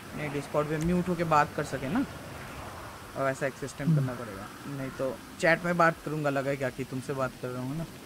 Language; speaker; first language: Hindi; non-native, local second language; Bangla